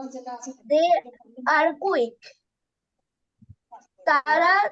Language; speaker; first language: English; non-native, learner; Bangla